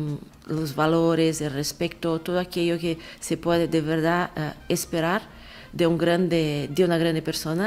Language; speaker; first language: Spanish; non-native, fluent; Portuguese